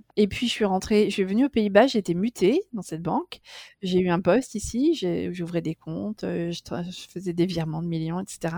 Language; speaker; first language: French; native; French